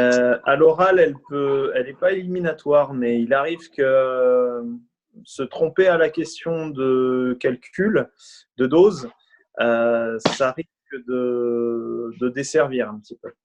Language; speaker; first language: French; native; French